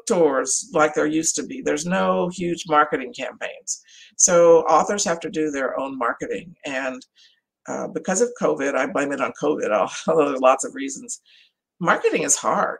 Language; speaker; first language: English; native; English